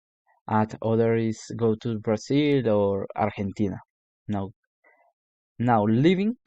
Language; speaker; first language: English; non-native, learner; Spanish